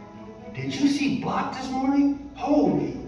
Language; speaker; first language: English; native; English